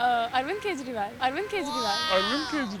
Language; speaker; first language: Hindi; native; Hindi